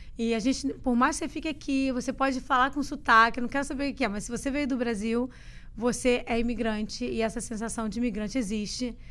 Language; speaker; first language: Portuguese; native; Portuguese